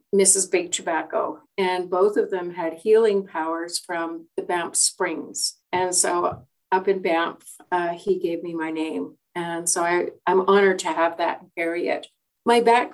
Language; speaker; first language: English; native; English